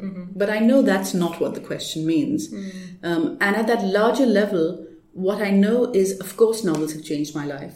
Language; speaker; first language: English; non-native, local second language; Urdu